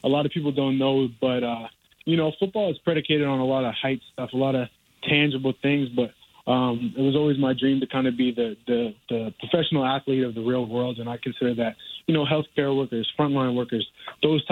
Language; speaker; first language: English; native; English